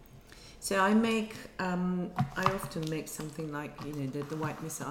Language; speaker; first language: English; non-native, fluent; Japanese